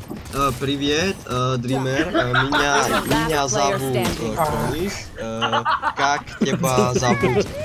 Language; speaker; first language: Russian; non-native, learner; Slovak